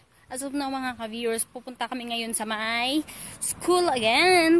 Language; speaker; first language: Filipino; native; Filipino